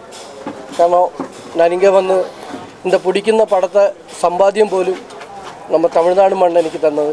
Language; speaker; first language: Tamil; non-native, learner; Malayalam